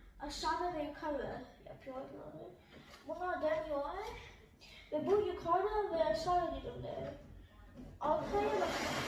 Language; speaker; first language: Turkish; early bilingual, heritage; Turkish